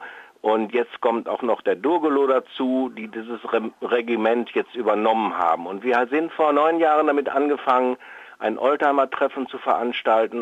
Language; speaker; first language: German; native; German